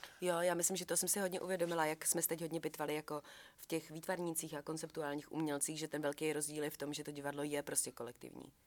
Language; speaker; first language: Czech; native; Czech